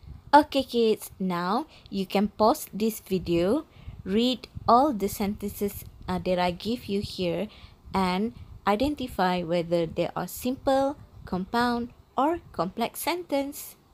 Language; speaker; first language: English; non-native, local second language; Malay